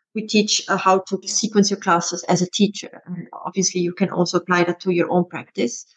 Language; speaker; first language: English; non-native, fluent; German